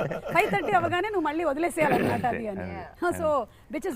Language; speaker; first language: Telugu; native; Telugu